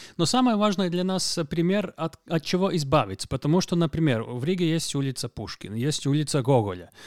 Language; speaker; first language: Russian; non-native, local second language; Latvian